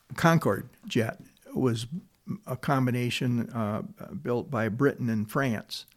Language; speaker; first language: English; native; English